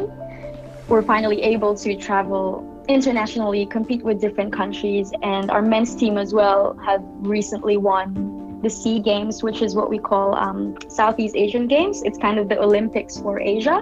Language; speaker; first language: English; non-native, local second language; Filipino